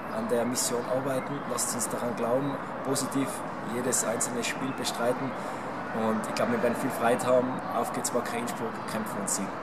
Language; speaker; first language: German; native; German